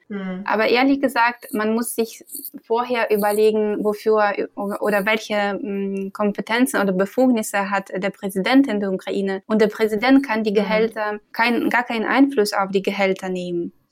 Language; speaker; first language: German; non-native, fluent; Ukrainian